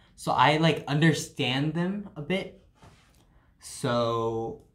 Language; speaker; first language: English; early bilingual, other home language; Korean